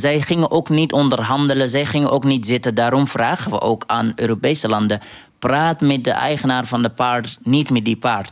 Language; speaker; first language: Dutch; non-native, fluent; Arabic